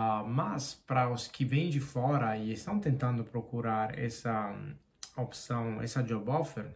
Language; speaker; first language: Portuguese; non-native, fluent; Spanish